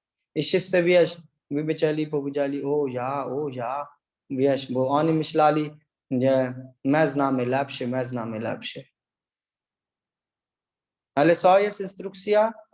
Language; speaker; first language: Polish; non-native, learner; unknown